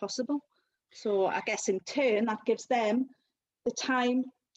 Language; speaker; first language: English; native; English